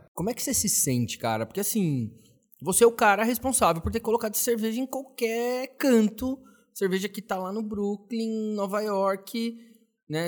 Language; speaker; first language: Portuguese; native; Portuguese